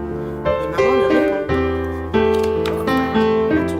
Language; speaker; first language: French; native; French